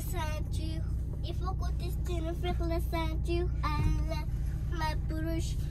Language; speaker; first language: French; early bilingual, heritage; French